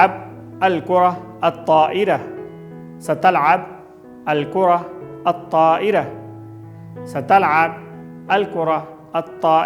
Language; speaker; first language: Arabic; non-native, fluent; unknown